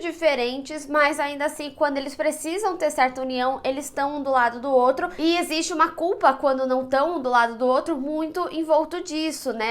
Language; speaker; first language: Portuguese; native; Portuguese